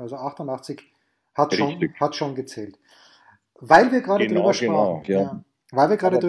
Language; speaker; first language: German; native; German